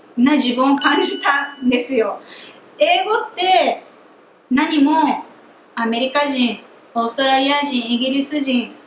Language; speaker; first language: Japanese; native; Japanese